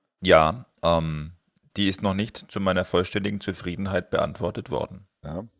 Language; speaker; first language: German; native; German